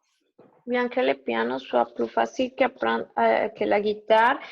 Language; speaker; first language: French; non-native, learner; Spanish